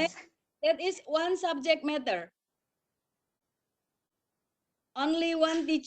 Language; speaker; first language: English; non-native, learner; Indonesian